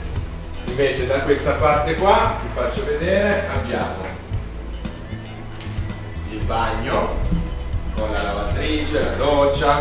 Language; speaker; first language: Italian; native; Italian